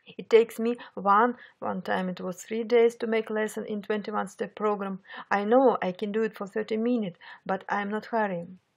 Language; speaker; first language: English; non-native, fluent; Russian